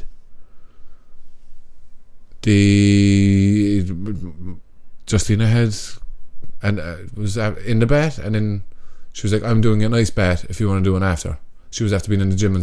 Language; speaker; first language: English; native; English